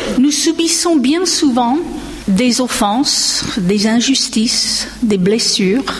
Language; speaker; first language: French; non-native, fluent; English